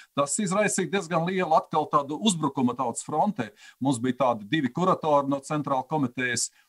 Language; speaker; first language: Latvian; native; Latvian